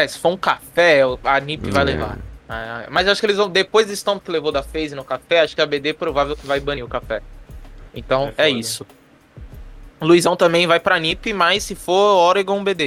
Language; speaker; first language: Portuguese; native; Portuguese